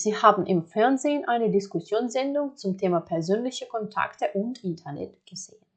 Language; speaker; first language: German; non-native, fluent; Ukrainian